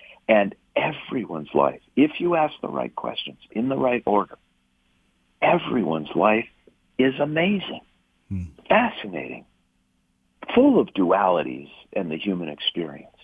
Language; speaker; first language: English; native; English